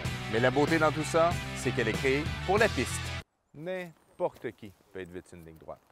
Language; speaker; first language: French; native; French